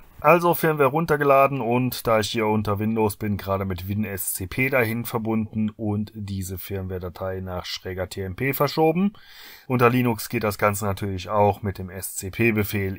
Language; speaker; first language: German; native; German